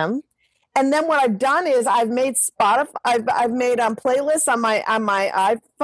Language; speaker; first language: English; native; English